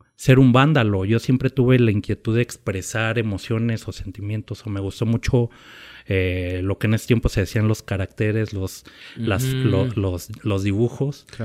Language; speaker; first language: Spanish; native; Spanish